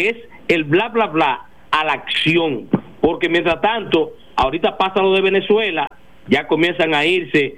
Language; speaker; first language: Spanish; native; Spanish